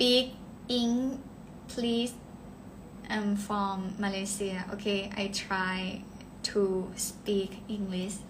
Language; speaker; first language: English; non-native, learner; Thai